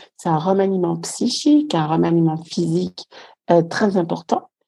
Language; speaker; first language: French; native; French